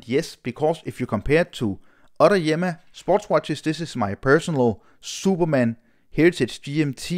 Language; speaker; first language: English; non-native, fluent; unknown